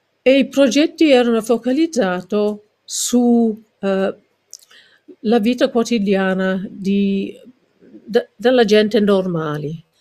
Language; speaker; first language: Italian; non-native, fluent; English